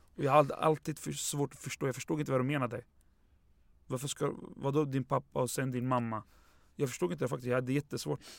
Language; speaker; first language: Swedish; early bilingual, other home language; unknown